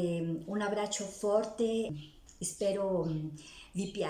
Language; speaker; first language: Italian; non-native, learner; Spanish